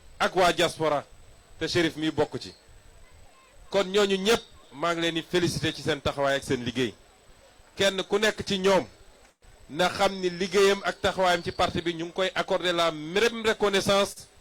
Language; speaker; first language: Wolof; non-native, local second language; Serer